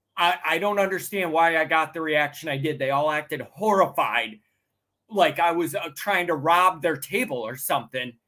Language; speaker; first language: English; native; English